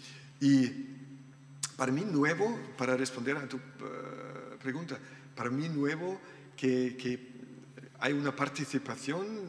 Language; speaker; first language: Spanish; non-native, learner; German